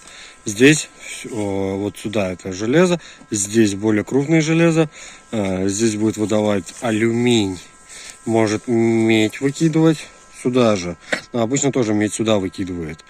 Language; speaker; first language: Russian; native; Russian